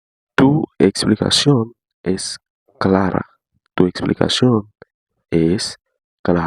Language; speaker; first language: Spanish; non-native, learner; Haitian Creole